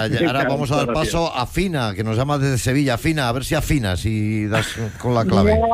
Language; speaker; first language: Spanish; native; Spanish